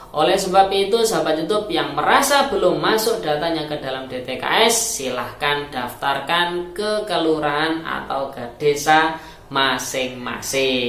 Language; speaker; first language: Indonesian; native; Indonesian